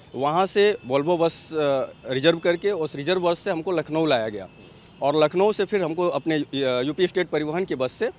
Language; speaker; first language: Hindi; native; Hindi